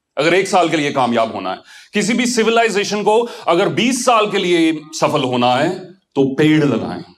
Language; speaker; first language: Hindi; non-native, local second language; Punjabi